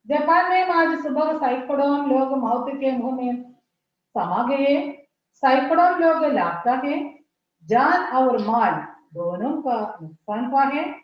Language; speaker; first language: Hindi; non-native, local second language; Malayalam